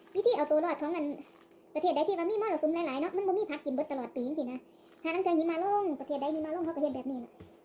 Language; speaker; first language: Thai; native; Thai